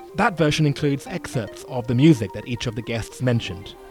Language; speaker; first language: English; native; English